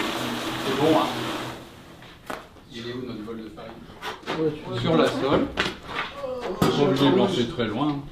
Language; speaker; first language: French; native; French